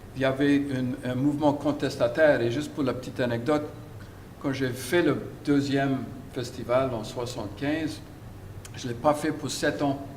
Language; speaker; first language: French; early bilingual, heritage; French